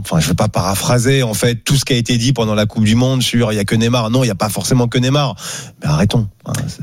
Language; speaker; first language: French; native; French